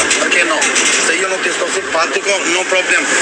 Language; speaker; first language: Spanish; non-native, learner; Albanian